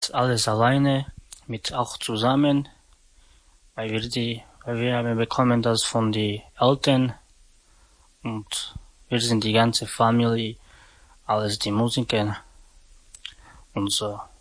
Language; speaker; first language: German; non-native, learner; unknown